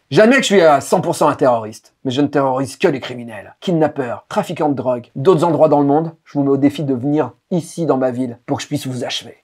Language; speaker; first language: French; native; French